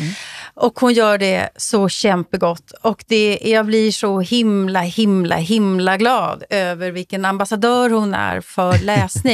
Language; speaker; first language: Swedish; native; Swedish